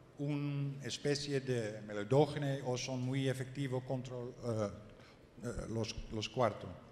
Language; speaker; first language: Spanish; non-native, learner; Dutch